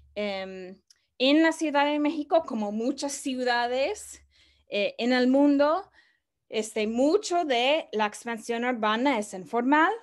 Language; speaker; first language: Spanish; non-native, fluent; English